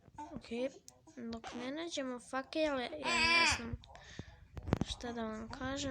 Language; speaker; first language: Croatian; early bilingual, heritage; Croatian